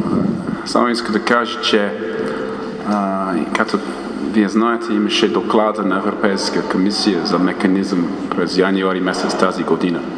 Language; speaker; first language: Bulgarian; non-native, fluent; English